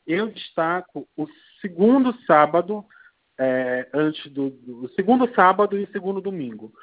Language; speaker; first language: Portuguese; native; Portuguese